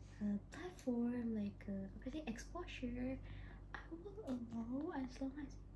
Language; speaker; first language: English; non-native, local second language; Indonesian